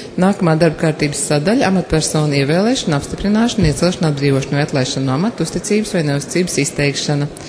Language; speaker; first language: Latvian; native; Latvian